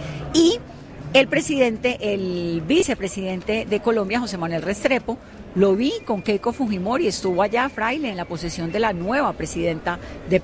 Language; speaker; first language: Spanish; native; Spanish